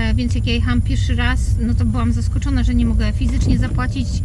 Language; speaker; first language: Polish; native; Polish